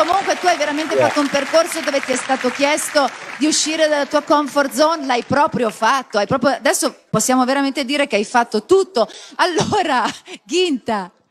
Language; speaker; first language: Italian; native; Italian